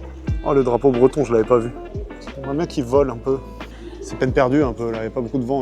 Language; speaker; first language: French; native; French